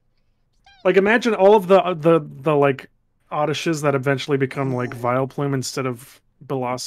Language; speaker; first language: English; native; English